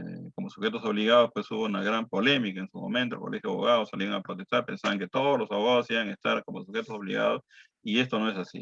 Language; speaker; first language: Spanish; native; Spanish